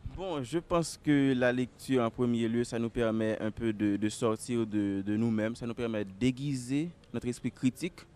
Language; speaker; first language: French; native; French